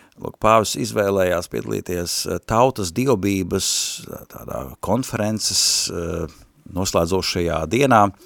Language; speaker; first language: Latvian; native; Latvian